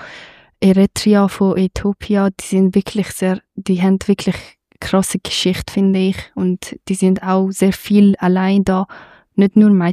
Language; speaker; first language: German; non-native, fluent; Persian